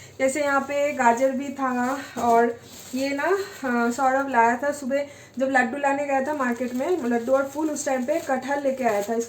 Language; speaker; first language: Hindi; non-native, local second language; Bangla